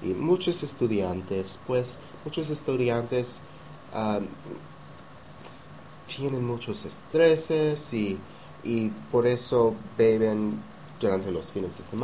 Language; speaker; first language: Spanish; non-native, learner; English